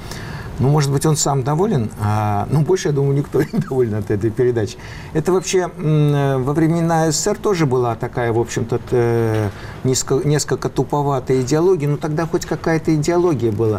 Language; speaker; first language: Russian; native; Russian